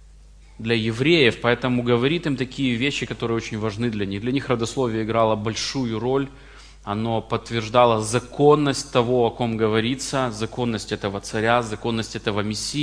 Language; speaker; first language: Russian; native; Russian